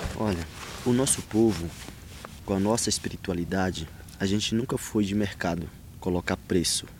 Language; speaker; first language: Portuguese; non-native, local second language; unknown